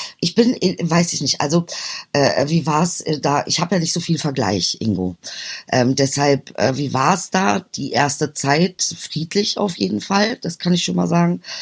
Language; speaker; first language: German; early bilingual, other home language; Turkish